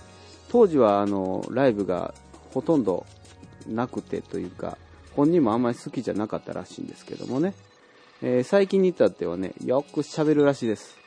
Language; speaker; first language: Japanese; native; Japanese